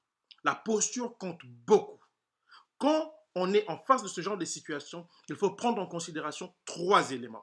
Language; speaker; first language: French; non-native, local second language; Lingala